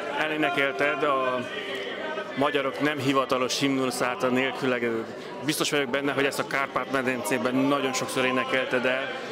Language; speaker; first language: Hungarian; native; Hungarian